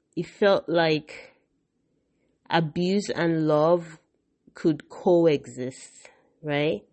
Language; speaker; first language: English; non-native, local second language; Yoruba